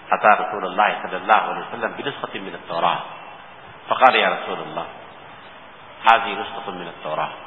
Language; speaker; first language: Urdu; native; Urdu